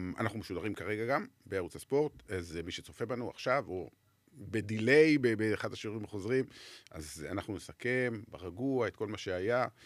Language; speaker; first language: Hebrew; native; Hebrew